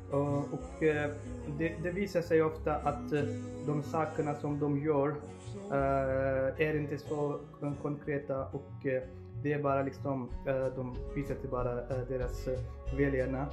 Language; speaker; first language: Swedish; non-native, fluent; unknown